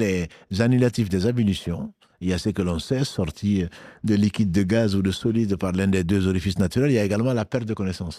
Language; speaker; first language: French; native; French